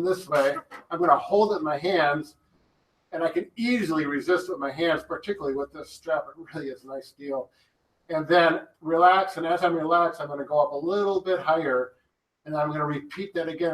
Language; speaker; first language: English; native; English